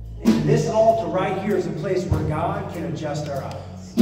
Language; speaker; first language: English; native; English